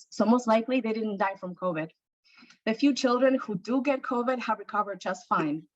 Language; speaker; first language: English; non-native, fluent; Spanish